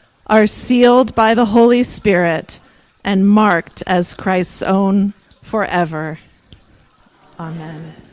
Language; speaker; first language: English; native; English